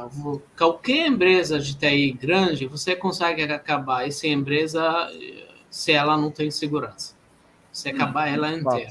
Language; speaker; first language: Portuguese; non-native, fluent; Arabic